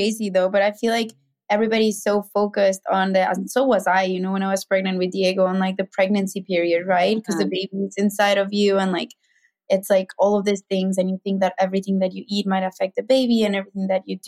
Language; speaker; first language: English; non-native, fluent; Spanish